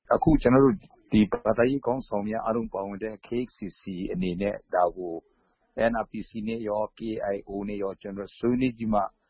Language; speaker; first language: Burmese; non-native, local second language; Kachin